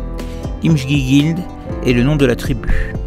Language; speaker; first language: French; native; French